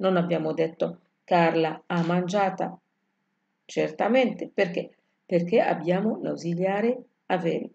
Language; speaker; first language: Italian; non-native, fluent; Arabic